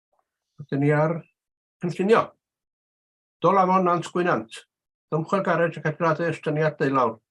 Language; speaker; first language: Welsh; native; Welsh